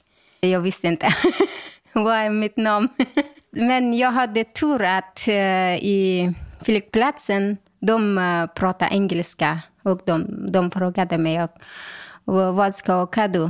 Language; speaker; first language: Swedish; non-native, local second language; Persian